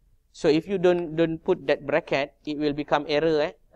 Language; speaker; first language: English; non-native, local second language; Malay